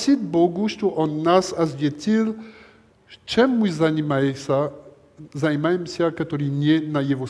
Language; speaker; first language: Russian; non-native, learner; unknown